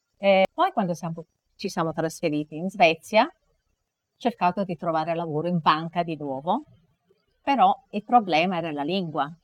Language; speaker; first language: Italian; native; Italian